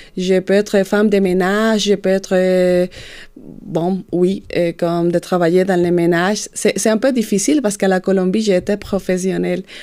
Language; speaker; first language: French; non-native, fluent; Spanish